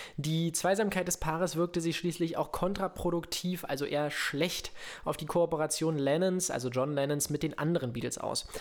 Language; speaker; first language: German; native; German